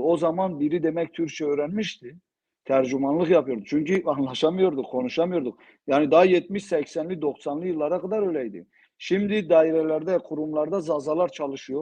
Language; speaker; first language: Turkish; non-native, local second language; Zaza